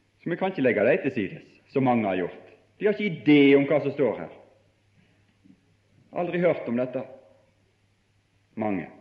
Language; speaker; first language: Norwegian; native; Norwegian